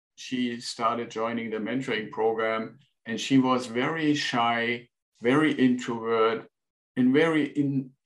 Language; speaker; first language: English; non-native, fluent; German